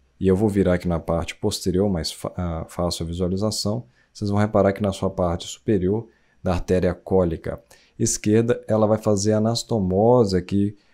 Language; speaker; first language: Portuguese; native; Portuguese